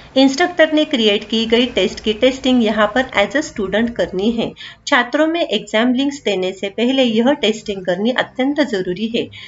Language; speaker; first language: Hindi; non-native, local second language; Marathi